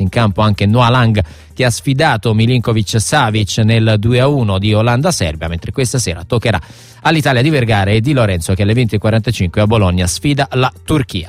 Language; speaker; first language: Italian; native; Italian